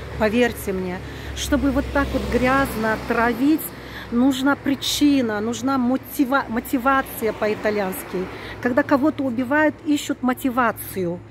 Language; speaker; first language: Russian; native; Russian